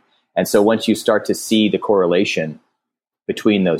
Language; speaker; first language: English; native; English